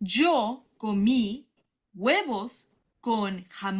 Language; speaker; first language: Spanish; non-native, learner; English